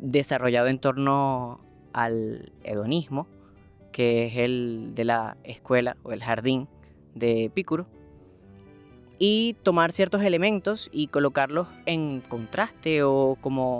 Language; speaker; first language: Spanish; native; Spanish